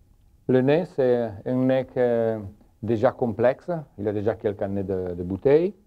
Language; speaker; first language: French; non-native, learner; Italian